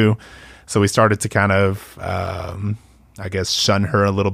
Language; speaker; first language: English; early bilingual, other home language; Spanish